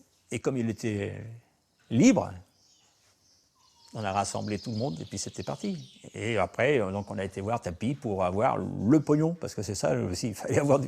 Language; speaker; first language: French; native; French